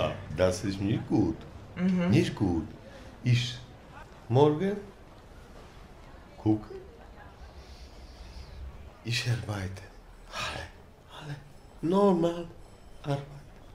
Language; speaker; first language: German; non-native, learner; Polish